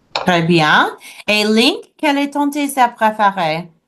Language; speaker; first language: French; non-native, fluent; English